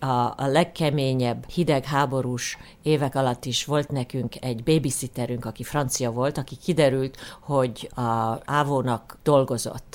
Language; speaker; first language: Hungarian; early bilingual, heritage; Hungarian